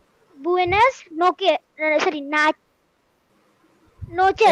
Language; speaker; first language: Spanish; non-native, learner; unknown